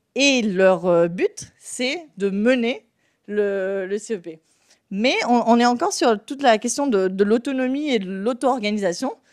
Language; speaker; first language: French; non-native, fluent; Spanish